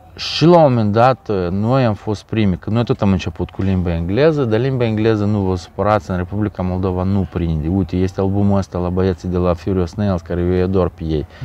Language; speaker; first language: Romanian; non-native, local second language; Russian